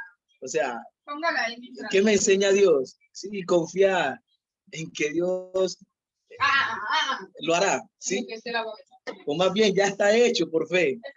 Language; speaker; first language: Spanish; native; Spanish